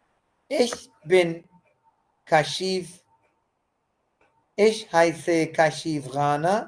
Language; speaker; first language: German; non-native, learner; Hindi